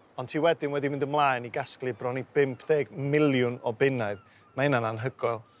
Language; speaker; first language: Welsh; native; Welsh